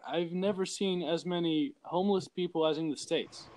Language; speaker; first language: English; early bilingual, heritage; English